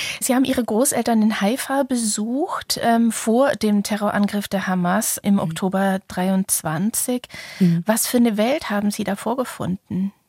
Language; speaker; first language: German; native; German